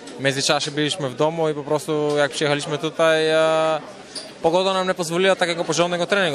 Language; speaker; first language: Polish; non-native, fluent; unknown